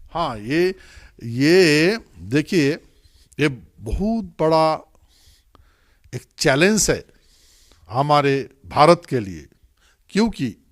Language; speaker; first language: Hindi; non-native, local second language; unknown